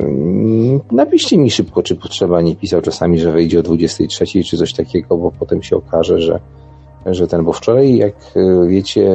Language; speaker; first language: Polish; native; Polish